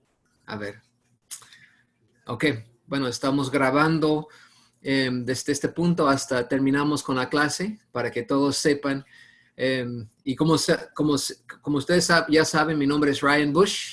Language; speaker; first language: Spanish; non-native, fluent; English